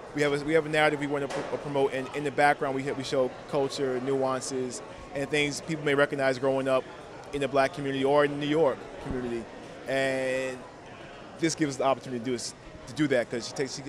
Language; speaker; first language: English; native; English